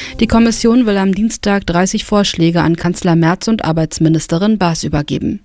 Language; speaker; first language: German; native; German